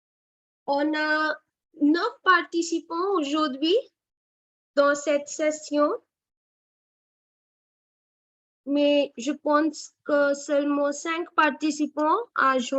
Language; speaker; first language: French; non-native, fluent; Hindi